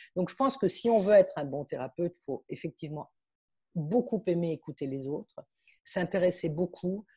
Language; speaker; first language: French; early bilingual, heritage; Spanish